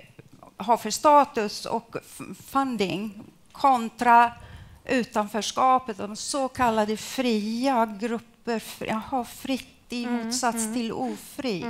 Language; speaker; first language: Swedish; non-native, fluent; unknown